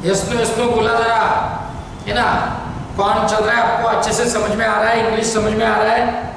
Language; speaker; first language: Hindi; non-native, local second language; Marathi